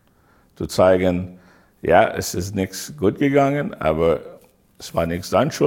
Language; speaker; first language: German; non-native, learner; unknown